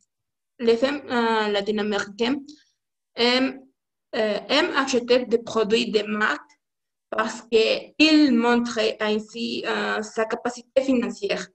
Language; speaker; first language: French; non-native, learner; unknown